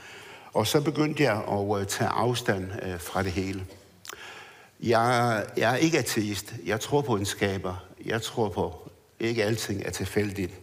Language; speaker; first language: Danish; early bilingual, other home language; Arabic